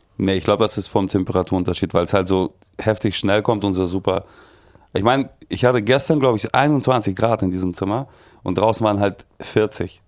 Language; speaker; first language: German; early bilingual, other home language; Russian